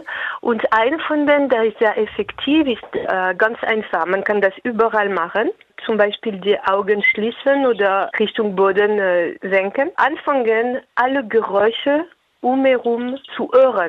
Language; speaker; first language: German; non-native, fluent; French